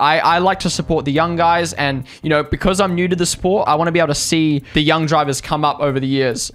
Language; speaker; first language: English; native; English